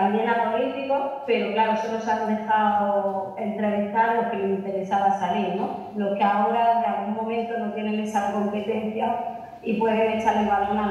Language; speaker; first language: Spanish; native; Spanish